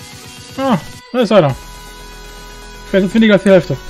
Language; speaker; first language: German; native; German